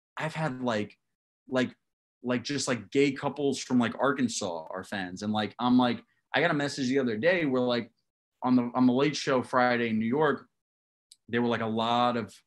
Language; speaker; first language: English; native; English